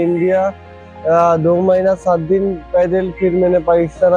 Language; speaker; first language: Hindi; non-native, fluent; Bangla